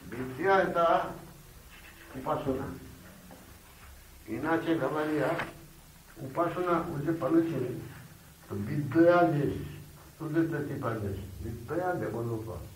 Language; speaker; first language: Russian; non-native, learner; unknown